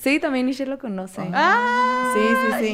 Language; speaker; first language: Spanish; native; Spanish